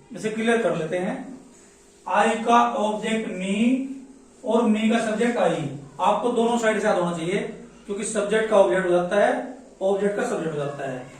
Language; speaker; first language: Hindi; native; Hindi